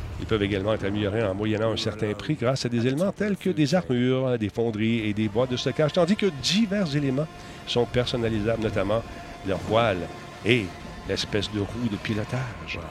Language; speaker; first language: French; native; French